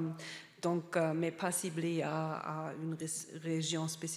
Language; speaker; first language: French; non-native, fluent; German